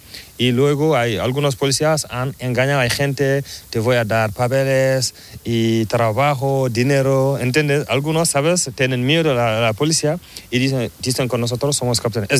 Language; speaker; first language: Spanish; non-native, learner; Fula